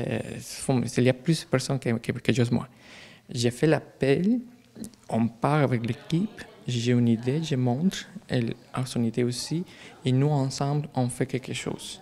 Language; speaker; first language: French; non-native, learner; Spanish